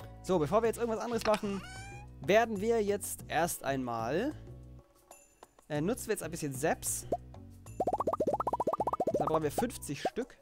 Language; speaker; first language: German; native; German